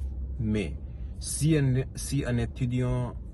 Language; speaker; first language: French; non-native, learner; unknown